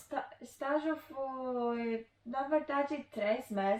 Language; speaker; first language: Portuguese; non-native, learner; Polish